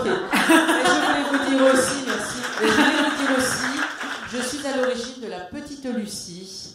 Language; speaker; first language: French; native; French